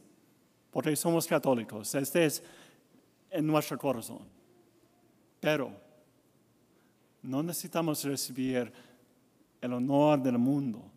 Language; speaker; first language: Spanish; non-native, learner; English